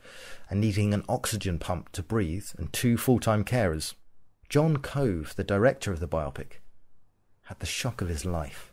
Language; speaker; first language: English; native; English